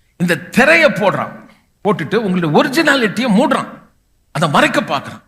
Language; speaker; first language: Tamil; non-native, local second language; Malayalam